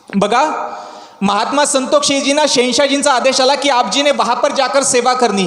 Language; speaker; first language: Hindi; non-native, local second language; Marathi